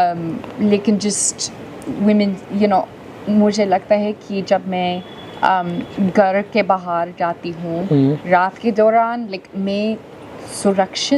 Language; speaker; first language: Hindi; non-native, learner; English